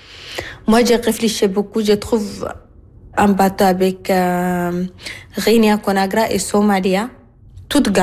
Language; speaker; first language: French; non-native, learner; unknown